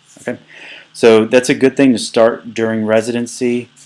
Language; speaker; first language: English; native; English